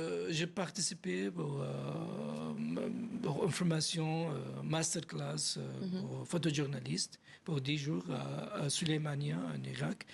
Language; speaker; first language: French; non-native, learner; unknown